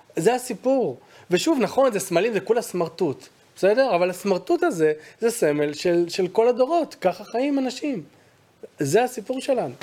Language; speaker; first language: Hebrew; native; Hebrew